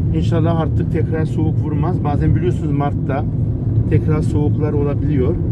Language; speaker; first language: Turkish; early bilingual, heritage; Turkish